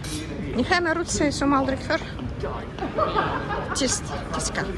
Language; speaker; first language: Swedish; non-native, learner; Russian